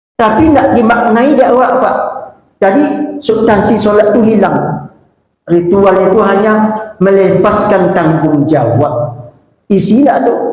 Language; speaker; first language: Malay; non-native, local second language; Minangkabau